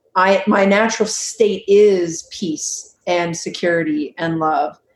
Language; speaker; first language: English; native; English